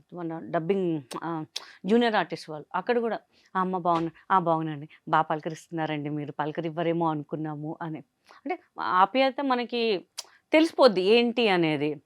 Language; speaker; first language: Telugu; non-native, local second language; Hindi